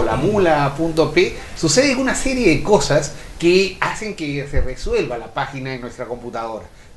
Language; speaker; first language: Spanish; native; Spanish